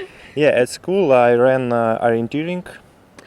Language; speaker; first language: English; non-native, learner; Russian